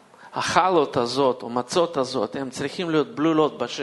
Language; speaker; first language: Hebrew; non-native, fluent; Russian